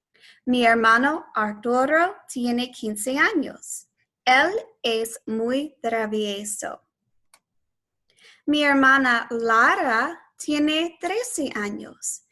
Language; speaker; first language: Spanish; non-native, fluent; English